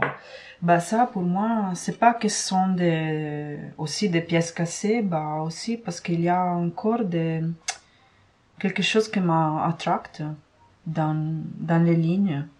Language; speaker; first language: French; non-native, fluent; Italian